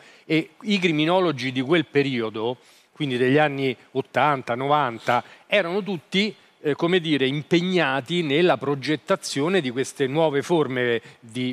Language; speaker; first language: Italian; native; Italian